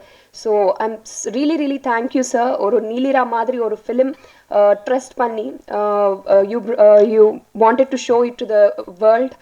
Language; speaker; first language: Tamil; non-native, learner; Telugu